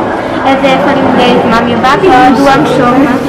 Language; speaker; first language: Albanian; early bilingual, heritage; Albanian